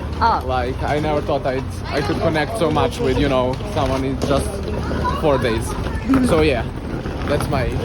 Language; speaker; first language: English; non-native, fluent; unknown